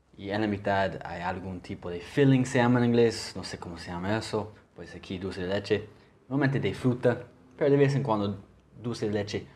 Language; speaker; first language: Spanish; non-native, learner; English